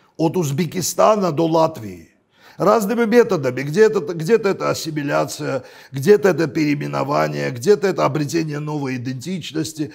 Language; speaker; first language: Russian; non-native, local second language; Armenian